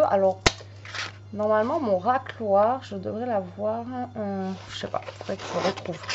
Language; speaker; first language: French; native; French